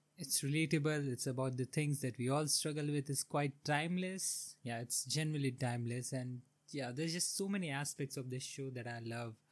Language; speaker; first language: English; non-native, local second language; Hindi